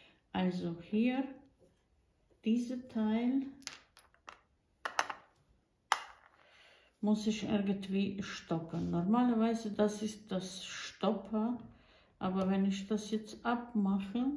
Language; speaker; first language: German; non-native, fluent; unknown